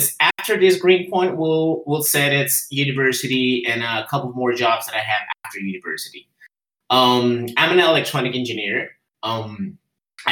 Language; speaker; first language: English; non-native, fluent; Spanish